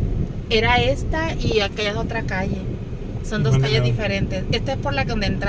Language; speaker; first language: Spanish; native; Spanish